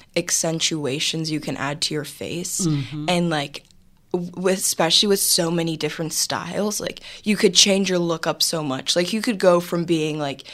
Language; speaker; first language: English; native; English